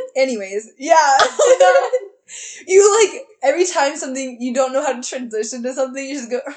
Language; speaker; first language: English; native; English